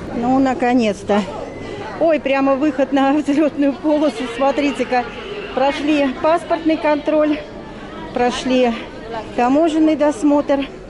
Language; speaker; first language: Russian; native; Russian